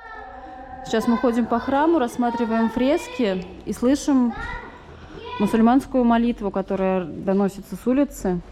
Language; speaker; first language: Russian; native; Russian